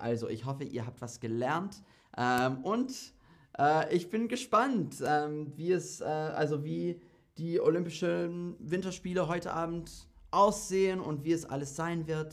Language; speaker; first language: German; non-native, fluent; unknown